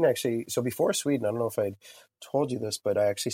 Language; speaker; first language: English; native; English